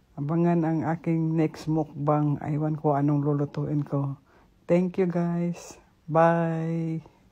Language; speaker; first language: Filipino; non-native, local second language; Cebuano